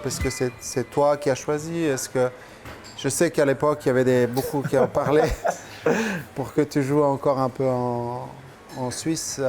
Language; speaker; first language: French; native; French